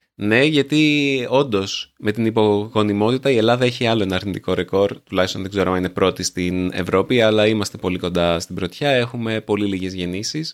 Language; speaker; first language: Greek; native; Greek